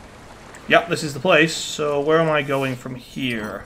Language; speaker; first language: English; native; English